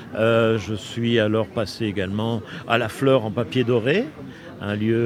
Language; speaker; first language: French; native; French